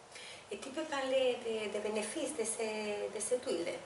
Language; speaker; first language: French; non-native, fluent; Spanish